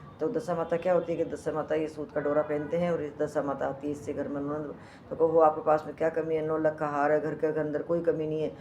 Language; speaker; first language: Hindi; native; Hindi